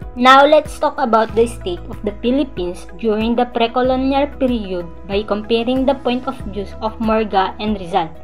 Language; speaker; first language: English; non-native, local second language; Filipino